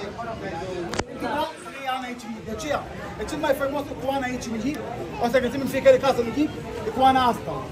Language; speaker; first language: Romanian; non-native, learner; Arabic